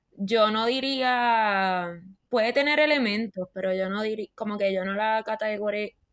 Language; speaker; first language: Spanish; native; Spanish